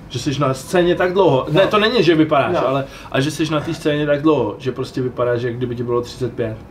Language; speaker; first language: Czech; native; Czech